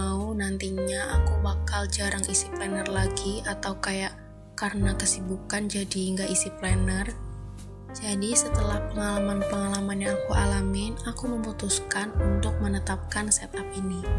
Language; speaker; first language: Indonesian; native; Indonesian